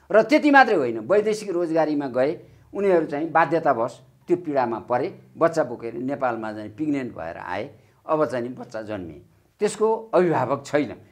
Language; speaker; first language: Nepali; native; Nepali